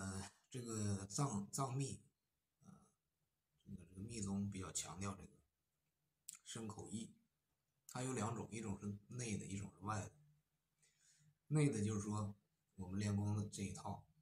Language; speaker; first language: Chinese; native; Chinese